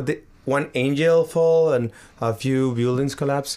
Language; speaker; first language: English; non-native, learner; Spanish